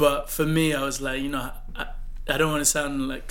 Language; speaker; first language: English; non-native, local second language; Yoruba